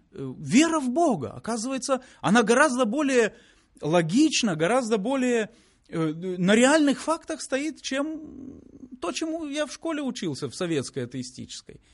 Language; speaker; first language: Russian; native; Russian